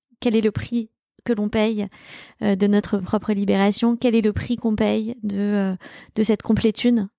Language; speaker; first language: French; native; French